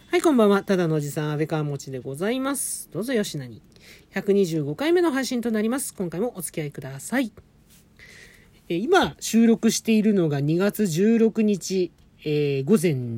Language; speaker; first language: Japanese; native; Japanese